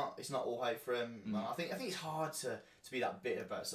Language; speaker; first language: English; native; English